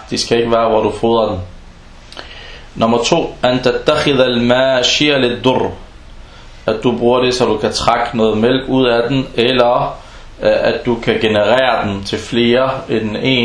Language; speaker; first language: Danish; early bilingual, other home language; Arabic